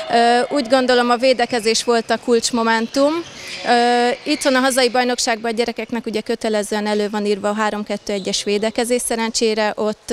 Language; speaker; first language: Hungarian; native; Hungarian